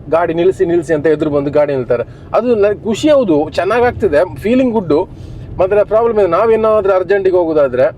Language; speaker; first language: Kannada; non-native, local second language; Malayalam